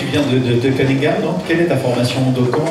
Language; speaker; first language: French; native; French